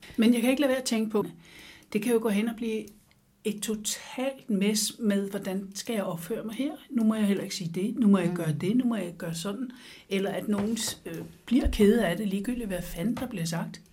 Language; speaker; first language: Danish; native; Danish